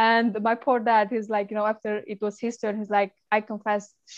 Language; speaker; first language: English; non-native, fluent; Romanian